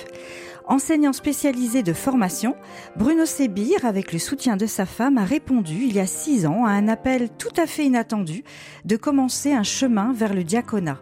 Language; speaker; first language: French; native; French